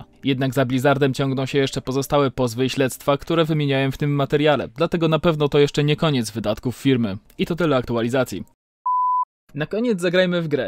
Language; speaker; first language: Polish; native; Polish